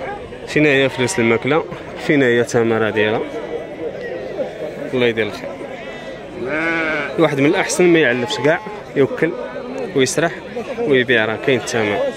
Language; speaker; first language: Arabic; native; Arabic